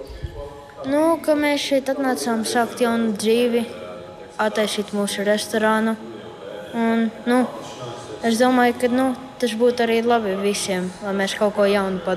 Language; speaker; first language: Latvian; early bilingual, heritage; Latvian